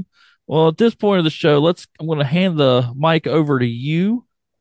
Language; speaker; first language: English; native; English